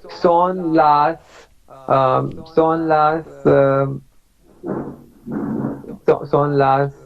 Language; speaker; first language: Spanish; non-native, learner; English